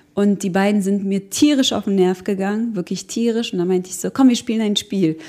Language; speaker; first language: German; early bilingual, other home language; Croatian